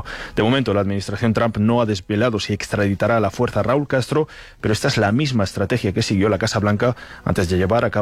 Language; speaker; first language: Spanish; native; Spanish